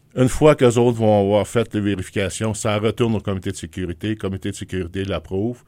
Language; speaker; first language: French; native; French